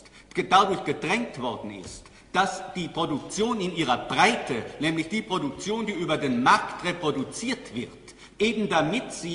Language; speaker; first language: German; native; German